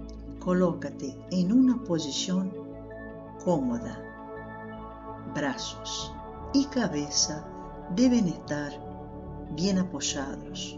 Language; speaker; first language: Spanish; non-native, fluent; Portuguese